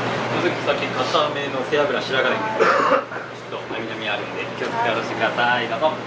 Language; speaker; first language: Japanese; native; Japanese